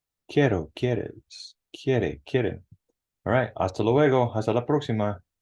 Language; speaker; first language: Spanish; non-native, fluent; English